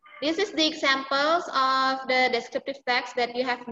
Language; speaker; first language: English; non-native, fluent; Indonesian